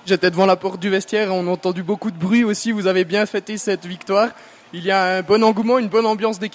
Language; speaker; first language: French; native; French